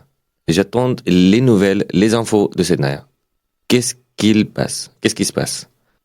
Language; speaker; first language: French; non-native, learner; Arabic